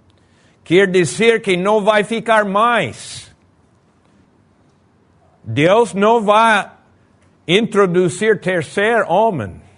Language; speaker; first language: Portuguese; non-native, fluent; Spanish